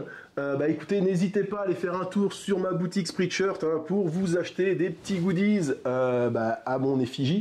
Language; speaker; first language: French; native; French